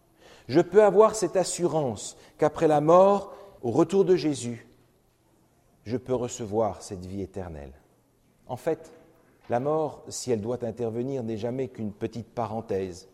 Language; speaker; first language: French; native; French